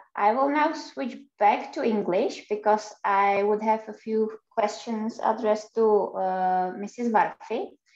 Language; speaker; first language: English; non-native, fluent; Czech